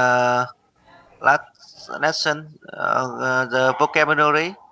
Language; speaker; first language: English; non-native, learner; Vietnamese